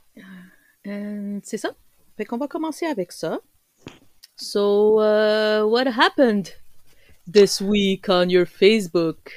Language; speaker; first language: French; early bilingual, other home language; Spanish